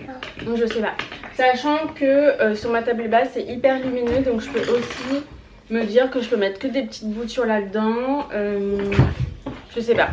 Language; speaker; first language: French; native; French